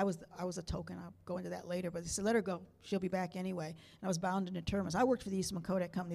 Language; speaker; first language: English; native; English